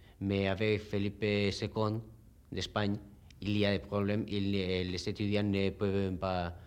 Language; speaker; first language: French; non-native, learner; Spanish